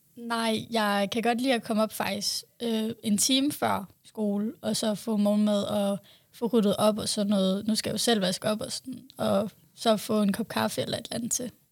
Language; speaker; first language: Danish; native; Danish